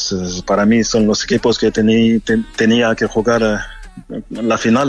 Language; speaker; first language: Spanish; non-native, learner; French